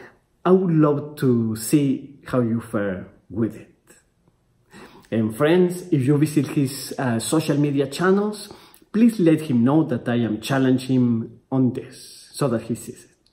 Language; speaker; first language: English; non-native, fluent; Spanish